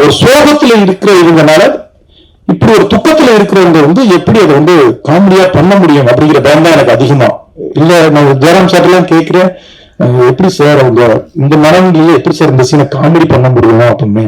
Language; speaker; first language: Tamil; native; Tamil